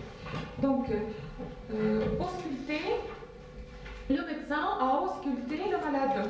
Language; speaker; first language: French; non-native, fluent; Russian